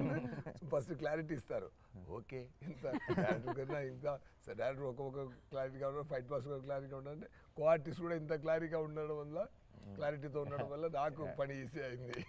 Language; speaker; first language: Telugu; non-native, fluent; Tamil